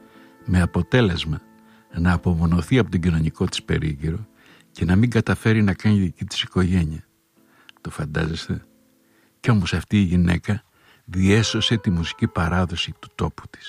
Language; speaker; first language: Greek; native; Greek